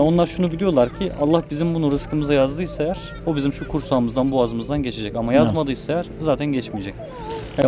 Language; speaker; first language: Turkish; native; Turkish